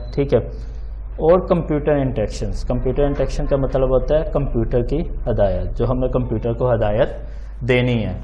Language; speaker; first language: Urdu; non-native, local second language; Punjabi